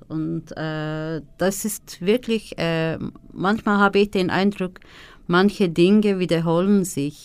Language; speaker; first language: German; non-native, fluent; Turkish